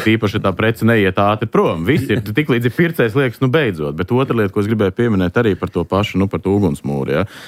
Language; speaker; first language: Latvian; native; Latvian